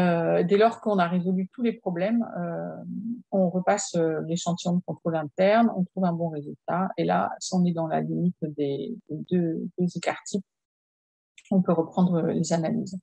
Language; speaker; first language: French; native; French